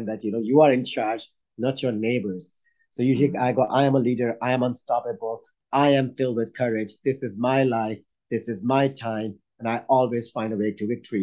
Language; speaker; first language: English; non-native, local second language; Urdu